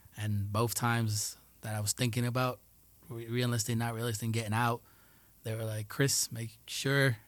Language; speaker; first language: English; early bilingual, other home language; Spanish